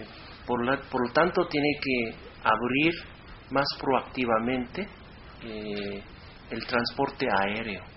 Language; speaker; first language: Spanish; non-native, fluent; Korean